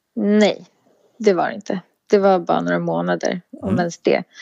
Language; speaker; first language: Swedish; native; Swedish